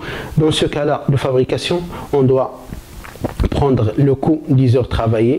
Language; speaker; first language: French; non-native, local second language; Arabic